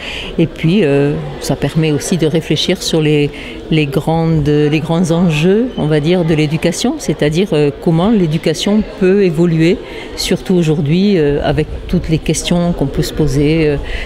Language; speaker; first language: French; native; French